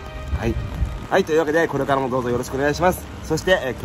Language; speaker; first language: Japanese; native; Japanese